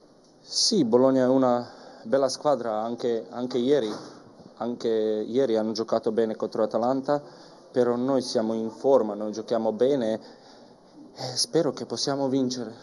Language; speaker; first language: Italian; non-native, learner; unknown